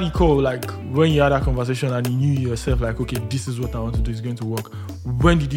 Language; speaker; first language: English; non-native, local second language; Yoruba